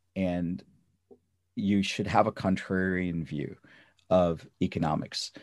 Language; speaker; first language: English; early bilingual, other home language; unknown